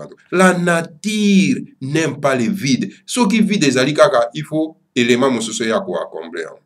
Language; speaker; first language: French; non-native, local second language; Lingala